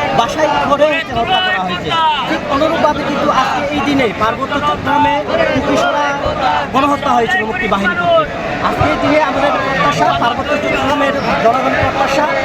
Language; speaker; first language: Bangla; non-native, local second language; Kok Borok